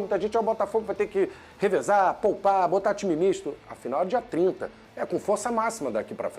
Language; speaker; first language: Portuguese; native; Portuguese